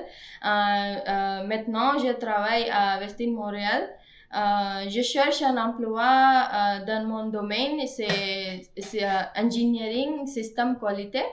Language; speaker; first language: French; non-native, learner; Gujarati